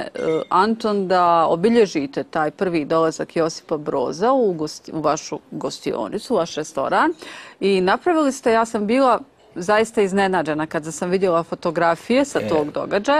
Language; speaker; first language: Serbian; native; Serbian